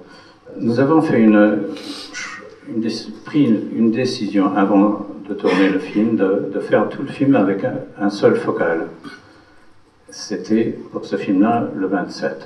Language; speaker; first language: French; non-native, fluent; English